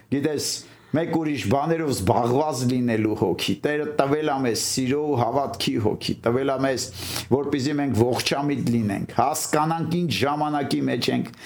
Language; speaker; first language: Armenian; native; Armenian